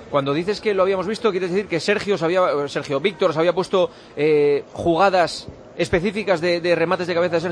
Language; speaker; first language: Spanish; native; Spanish